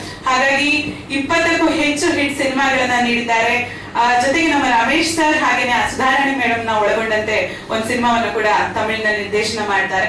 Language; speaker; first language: Kannada; native; Kannada